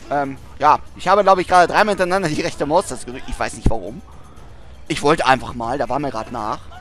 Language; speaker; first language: German; native; German